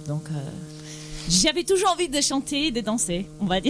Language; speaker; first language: French; non-native, fluent; English